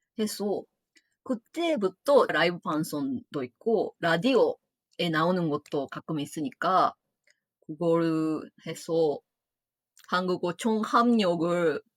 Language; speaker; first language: Korean; non-native, fluent; Japanese